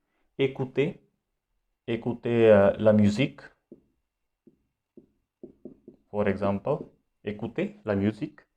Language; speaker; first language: French; non-native, fluent; Hindi